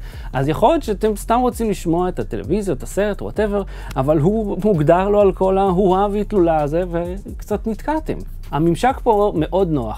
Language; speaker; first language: Hebrew; native; Hebrew